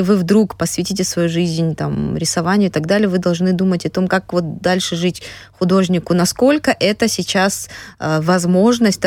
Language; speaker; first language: Russian; native; Russian